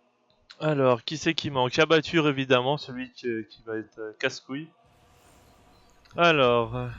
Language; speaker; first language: French; native; French